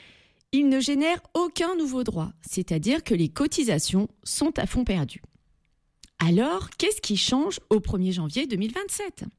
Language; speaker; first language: French; native; French